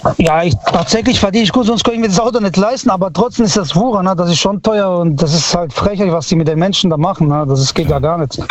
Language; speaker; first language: German; early bilingual, other home language; Italian